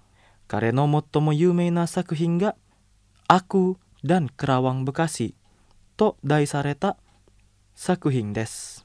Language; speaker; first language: Japanese; non-native, fluent; Indonesian